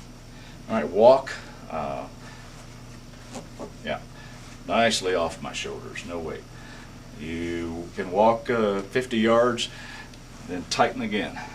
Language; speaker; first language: English; native; English